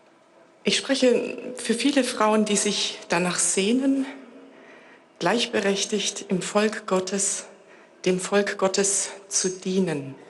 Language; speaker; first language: German; non-native, fluent; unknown